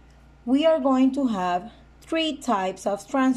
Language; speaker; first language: English; non-native, fluent; Spanish